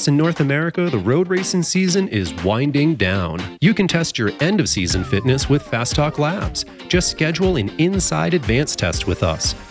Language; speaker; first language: English; native; English